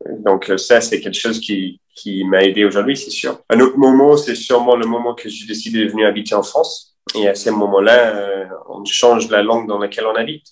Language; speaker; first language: French; non-native, fluent; English